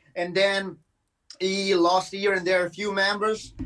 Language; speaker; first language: English; non-native, fluent; Italian